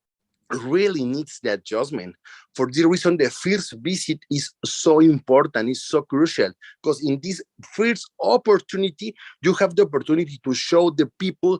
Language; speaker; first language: English; non-native, learner; Spanish